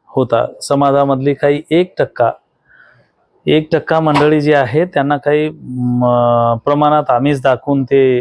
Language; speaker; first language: Marathi; non-native, local second language; Lambadi